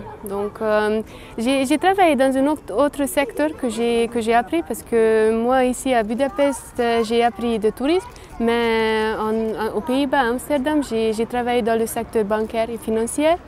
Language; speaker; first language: French; non-native, fluent; Hungarian